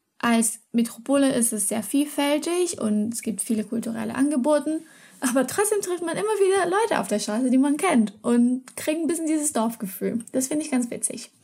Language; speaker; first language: German; non-native, fluent; Portuguese